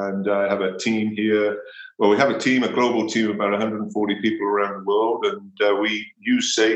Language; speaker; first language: English; native; English